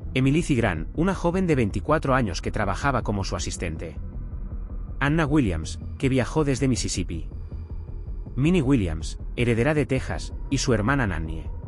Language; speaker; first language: Spanish; native; Spanish